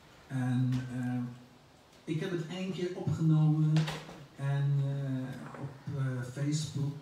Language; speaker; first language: Dutch; non-native, learner; English